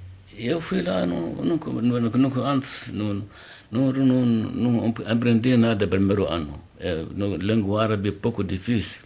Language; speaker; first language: Portuguese; non-native, learner; Arabic